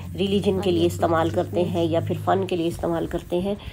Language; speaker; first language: Urdu; native; Urdu